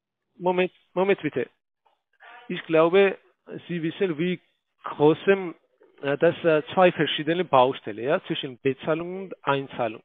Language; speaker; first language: German; non-native, fluent; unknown